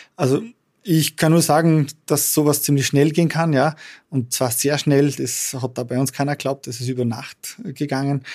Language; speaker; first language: German; non-native, fluent; Albanian